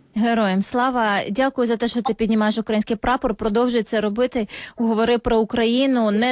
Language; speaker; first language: Ukrainian; native; Ukrainian